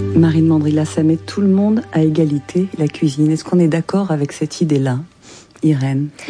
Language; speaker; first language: French; native; French